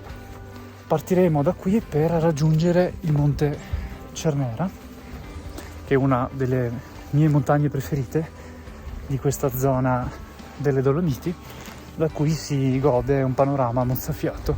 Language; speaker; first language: Italian; native; Italian